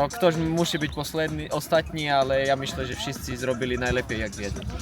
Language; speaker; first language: Polish; early bilingual, heritage; Polish